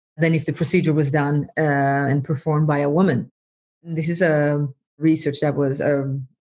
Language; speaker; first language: English; non-native, fluent; Norwegian